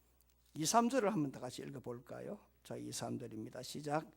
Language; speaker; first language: Korean; native; Korean